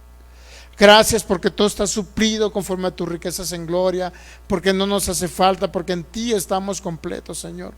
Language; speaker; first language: Spanish; native; Spanish